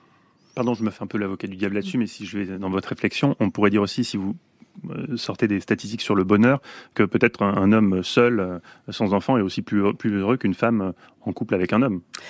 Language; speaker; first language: French; native; French